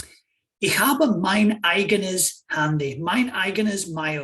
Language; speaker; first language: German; non-native, fluent; English